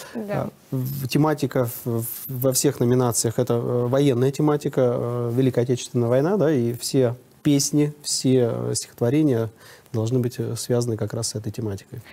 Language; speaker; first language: Russian; native; Russian